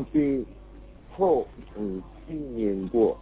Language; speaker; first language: Chinese; non-native, learner; Korean